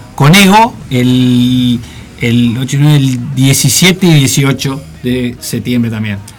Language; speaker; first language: Spanish; native; Spanish